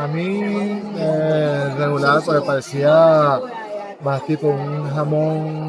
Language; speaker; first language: Spanish; native; Spanish